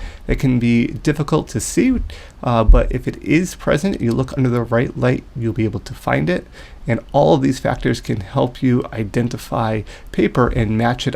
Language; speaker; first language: English; native; English